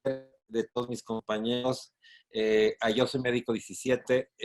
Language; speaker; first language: Spanish; native; Spanish